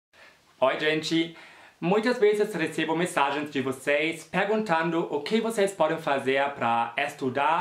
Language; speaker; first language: Portuguese; non-native, fluent; German